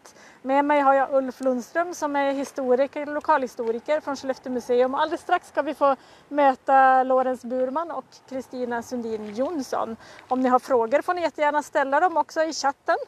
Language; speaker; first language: Swedish; native; Swedish